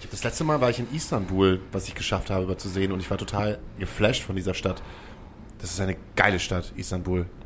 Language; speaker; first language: German; native; German